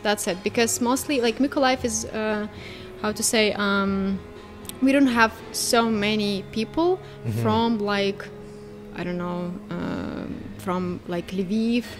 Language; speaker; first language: English; non-native, fluent; Ukrainian